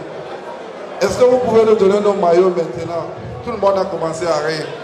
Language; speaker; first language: French; non-native, learner; English